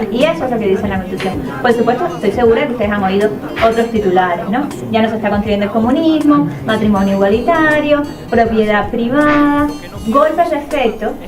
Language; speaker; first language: Spanish; native; Spanish